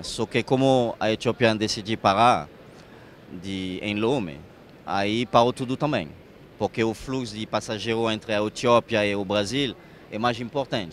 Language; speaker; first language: Portuguese; non-native, fluent; French